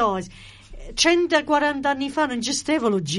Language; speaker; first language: Italian; early bilingual, heritage; Italian